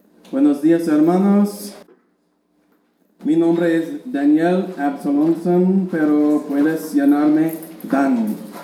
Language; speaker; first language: Spanish; non-native, learner; English